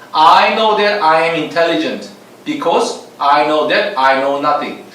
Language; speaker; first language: English; non-native, fluent; Korean